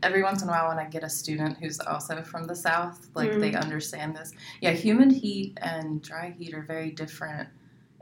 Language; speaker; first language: English; native; English